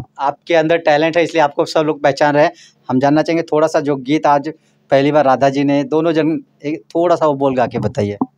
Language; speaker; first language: Hindi; native; Hindi